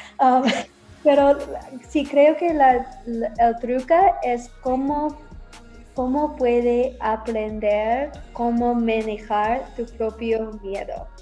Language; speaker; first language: Spanish; non-native, learner; English